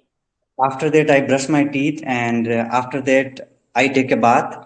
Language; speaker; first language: English; non-native, learner; Hindi